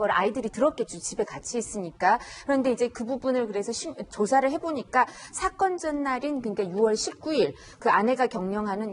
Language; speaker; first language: Korean; native; Korean